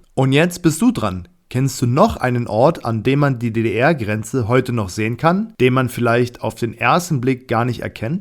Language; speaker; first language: German; native; German